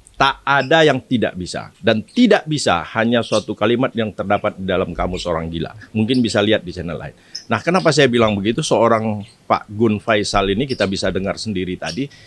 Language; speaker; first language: Indonesian; native; Indonesian